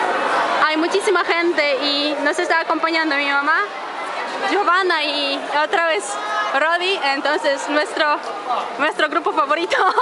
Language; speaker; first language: Spanish; non-native, fluent; Polish